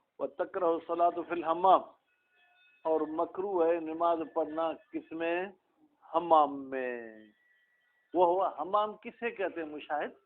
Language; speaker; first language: Urdu; non-native, local second language; Sindhi